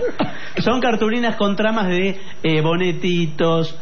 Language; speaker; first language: Spanish; native; Spanish